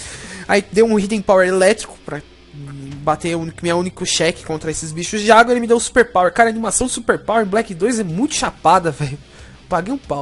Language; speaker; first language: Portuguese; native; Portuguese